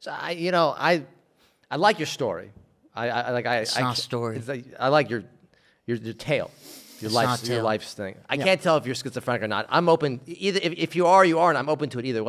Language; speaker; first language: English; native; English